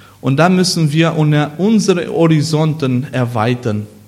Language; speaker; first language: German; non-native, learner; Portuguese